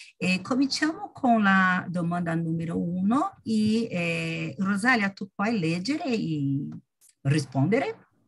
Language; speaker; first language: Italian; non-native, learner; Portuguese